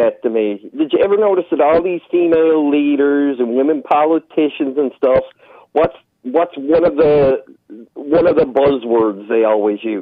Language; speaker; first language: English; native; English